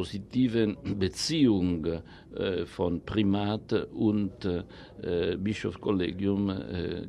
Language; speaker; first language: German; non-native, fluent; Italian